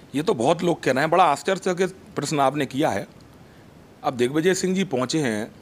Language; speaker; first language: Hindi; native; Hindi